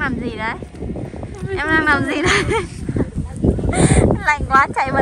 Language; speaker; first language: Vietnamese; native; Vietnamese